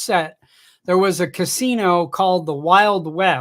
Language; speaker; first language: English; native; English